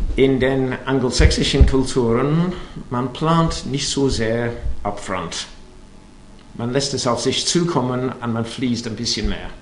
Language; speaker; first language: German; non-native, fluent; English